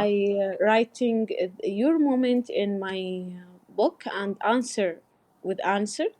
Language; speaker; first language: English; non-native, learner; Arabic